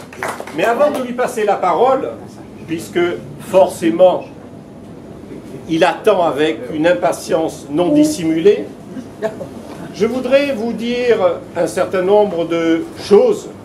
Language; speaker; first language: French; native; French